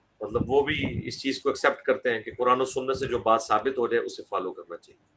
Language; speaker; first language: Urdu; non-native, local second language; Punjabi